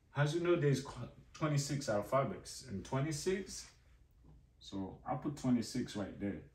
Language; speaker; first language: English; non-native, fluent; Haitian Creole